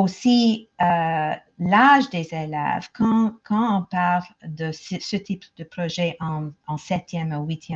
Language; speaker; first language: French; non-native, local second language; English